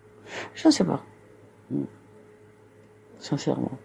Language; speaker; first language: French; non-native, fluent; Spanish